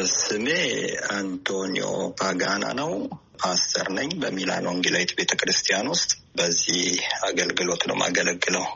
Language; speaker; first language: Amharic; non-native, local second language; Italian